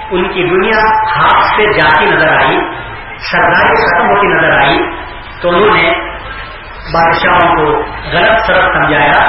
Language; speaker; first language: Urdu; native; Urdu